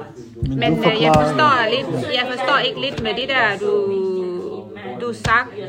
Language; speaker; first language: Danish; non-native, learner; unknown